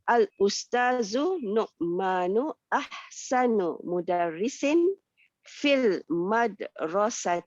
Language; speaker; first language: Arabic; non-native, learner; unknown